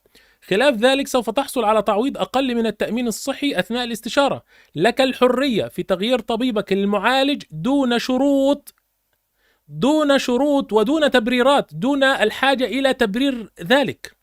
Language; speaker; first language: Arabic; native; Arabic